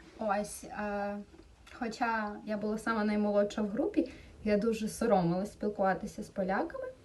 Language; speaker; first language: Ukrainian; native; Ukrainian